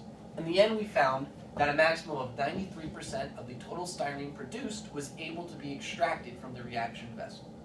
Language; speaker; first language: English; native; English